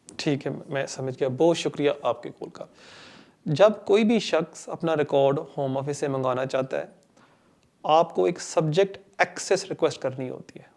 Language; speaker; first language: Urdu; non-native, local second language; Punjabi